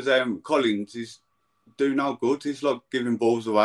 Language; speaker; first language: English; native; English